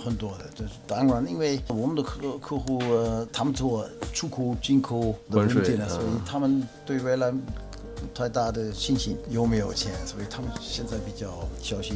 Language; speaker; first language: Chinese; non-native, learner; German